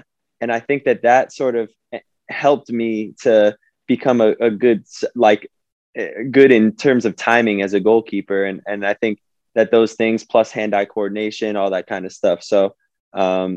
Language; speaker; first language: English; native; English